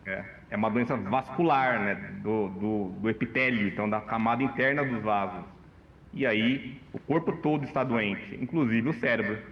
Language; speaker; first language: Portuguese; native; Portuguese